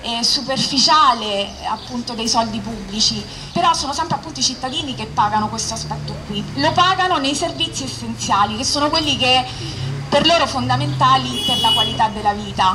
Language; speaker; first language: Italian; native; Italian